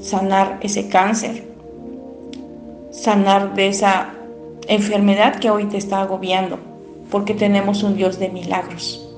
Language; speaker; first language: Spanish; native; Spanish